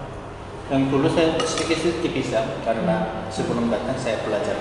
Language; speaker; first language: Indonesian; non-native, learner; Korean